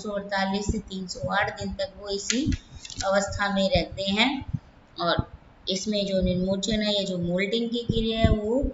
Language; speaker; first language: Hindi; native; Hindi